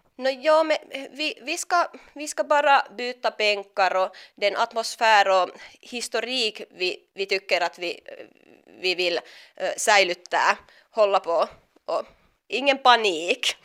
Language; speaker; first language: Swedish; non-native, local second language; Finnish